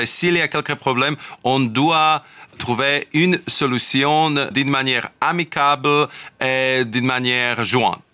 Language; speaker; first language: French; non-native, fluent; Slovak